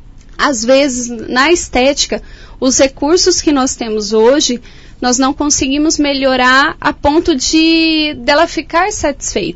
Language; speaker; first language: Portuguese; native; Portuguese